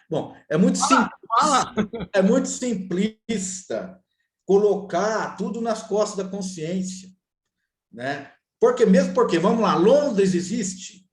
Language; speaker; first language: Portuguese; native; Portuguese